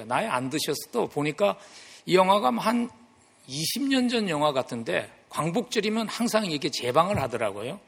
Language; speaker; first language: Korean; native; Korean